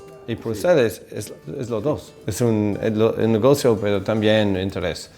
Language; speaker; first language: Spanish; non-native, fluent; English